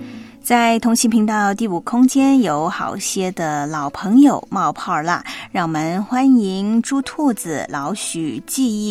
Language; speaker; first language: Chinese; native; Chinese